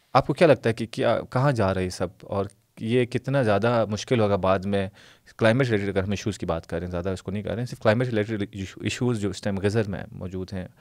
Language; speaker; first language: Urdu; non-native, local second language; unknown